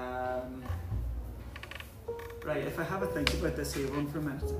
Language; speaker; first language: English; native; English